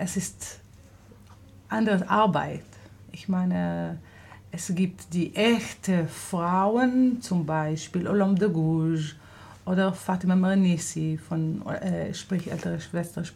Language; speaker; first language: German; non-native, fluent; Hebrew